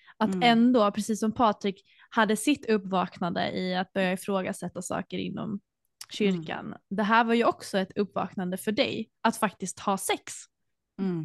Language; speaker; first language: Swedish; native; Swedish